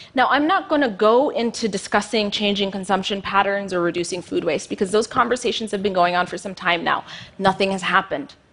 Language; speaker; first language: English; non-native, fluent; Amharic